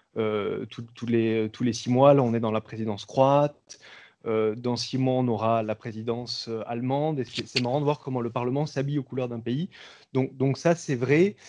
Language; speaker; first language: French; native; French